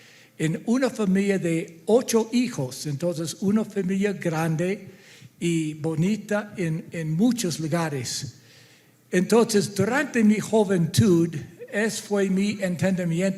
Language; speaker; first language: Spanish; non-native, fluent; English